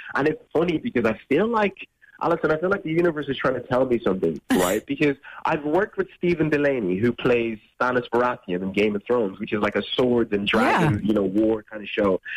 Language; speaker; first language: English; native; English